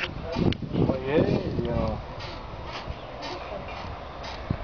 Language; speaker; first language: French; non-native, local second language; Arabic